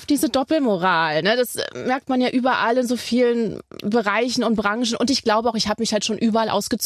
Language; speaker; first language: German; native; German